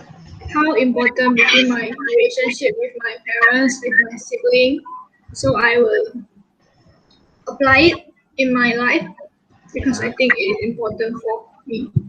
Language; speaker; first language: English; non-native, local second language; Malay